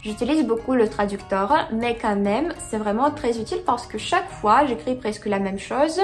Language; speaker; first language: French; non-native, fluent; Russian